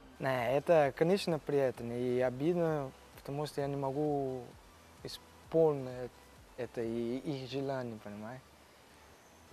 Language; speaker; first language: Russian; non-native, learner; Portuguese